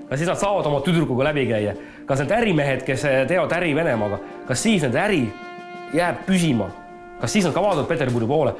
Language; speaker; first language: Estonian; non-native, local second language; Russian